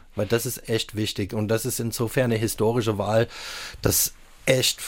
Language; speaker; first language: German; non-native, fluent; English